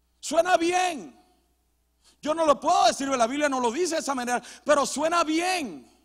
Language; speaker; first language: Spanish; early bilingual, heritage; Spanish